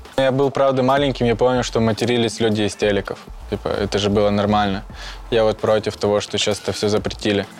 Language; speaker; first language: Russian; native; Russian